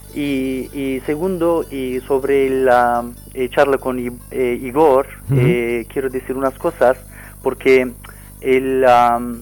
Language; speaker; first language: Spanish; non-native, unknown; Kurdish